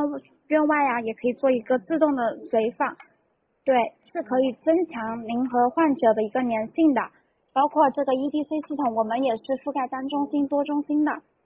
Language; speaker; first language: Chinese; native; Chinese